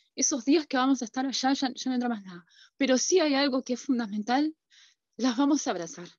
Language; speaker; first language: Spanish; non-native, local second language; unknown